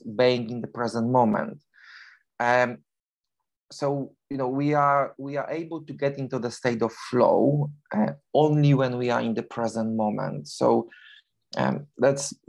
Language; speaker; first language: English; non-native, fluent; Polish